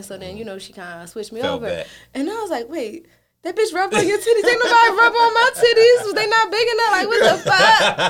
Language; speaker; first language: English; native; English